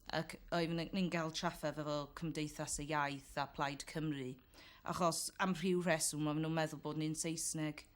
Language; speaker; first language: Welsh; native; Welsh